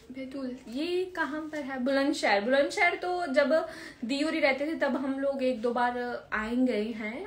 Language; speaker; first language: Hindi; native; Hindi